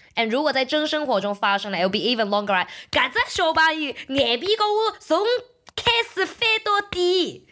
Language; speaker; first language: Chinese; native; Chinese